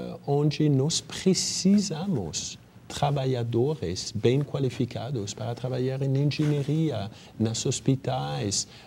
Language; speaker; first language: Portuguese; non-native, fluent; French